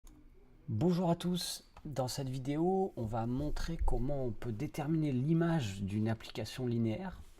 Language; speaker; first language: French; native; French